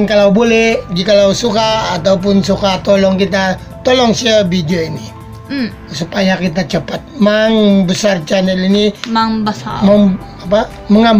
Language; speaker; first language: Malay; non-native, learner; Filipino